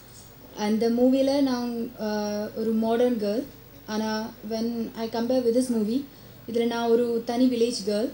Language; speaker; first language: Tamil; non-native, learner; Malayalam